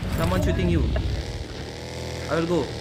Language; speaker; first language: English; non-native, learner; Indonesian